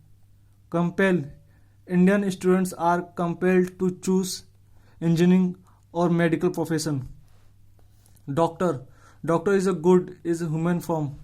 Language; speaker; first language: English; non-native, local second language; Hindi